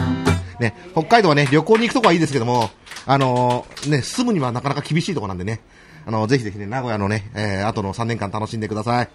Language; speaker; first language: Japanese; native; Japanese